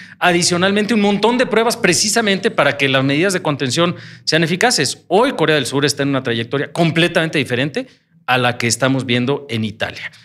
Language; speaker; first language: Spanish; native; Spanish